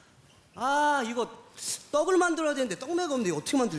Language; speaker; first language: Korean; native; Korean